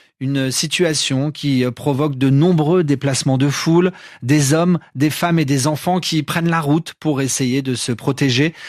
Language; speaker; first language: French; native; French